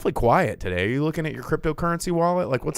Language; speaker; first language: English; native; English